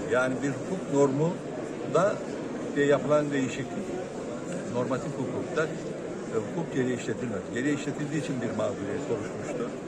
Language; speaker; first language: Turkish; native; Turkish